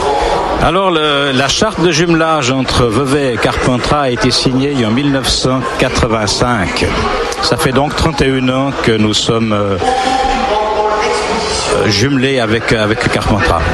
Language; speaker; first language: French; native; French